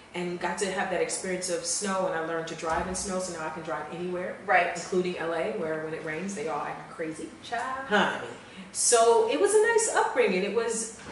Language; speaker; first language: English; native; English